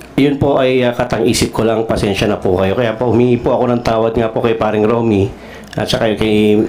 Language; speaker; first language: Filipino; non-native, local second language; Cebuano